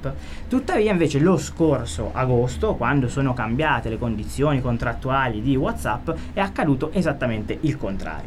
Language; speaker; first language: Italian; native; Italian